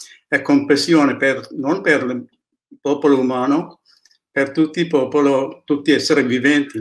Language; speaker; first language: Italian; non-native, learner; Sinhala